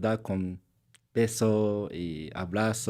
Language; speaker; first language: Spanish; non-native, learner; Japanese